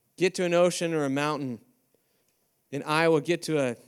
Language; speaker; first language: English; native; English